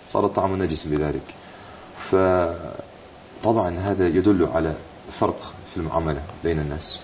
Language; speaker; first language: Arabic; non-native, fluent; English